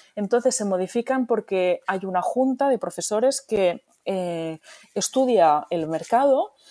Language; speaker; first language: Spanish; native; Spanish